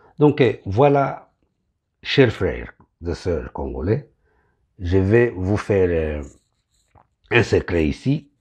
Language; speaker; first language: French; non-native, local second language; Kinyarwanda